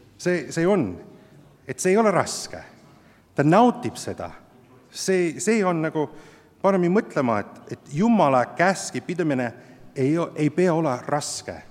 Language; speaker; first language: Estonian; non-native, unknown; English